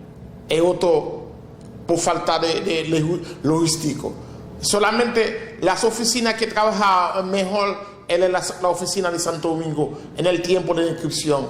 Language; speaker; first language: Spanish; non-native, fluent; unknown